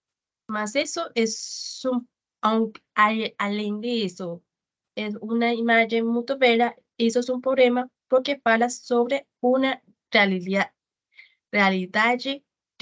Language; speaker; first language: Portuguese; non-native, learner; Spanish